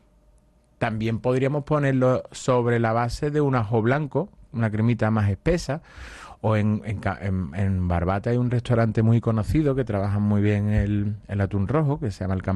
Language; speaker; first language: Spanish; native; Spanish